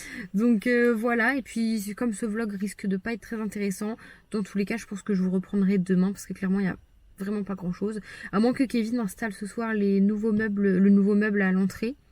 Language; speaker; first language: French; native; French